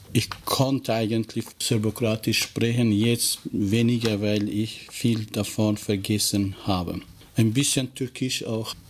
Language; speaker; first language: German; non-native, fluent; Albanian